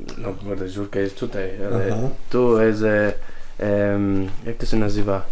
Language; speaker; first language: Polish; non-native, learner; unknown